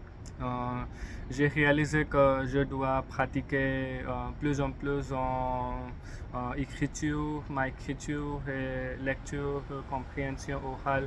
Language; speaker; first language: French; non-native, learner; English